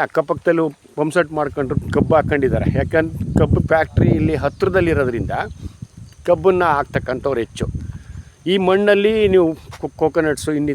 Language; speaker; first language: Kannada; native; Kannada